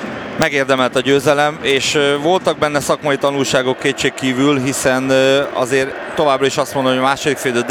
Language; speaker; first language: Hungarian; native; Hungarian